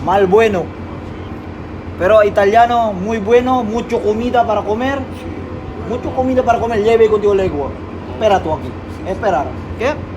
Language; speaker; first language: Spanish; non-native, local second language; Chavacano